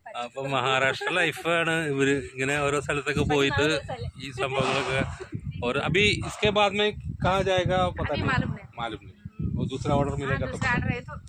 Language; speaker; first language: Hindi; non-native, local second language; Malayalam